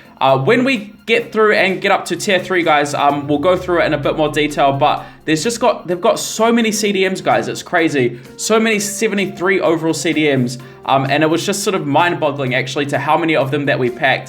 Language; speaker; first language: English; native; English